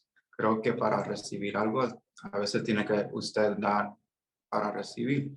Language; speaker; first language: Spanish; early bilingual, heritage; Spanish